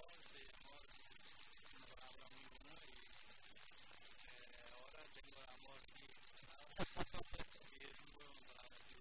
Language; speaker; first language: Spanish; non-native, fluent; Portuguese